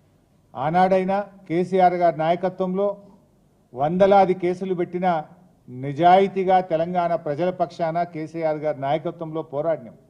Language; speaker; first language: Telugu; native; Telugu